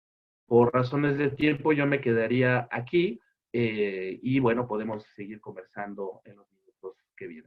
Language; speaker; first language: Spanish; native; Spanish